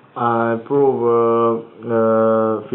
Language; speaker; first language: English; non-native, learner; Croatian